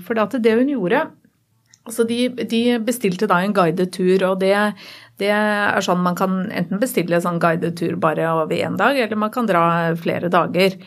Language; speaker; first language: Norwegian; native; Norwegian